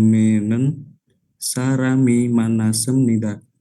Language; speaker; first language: Korean; non-native, learner; Indonesian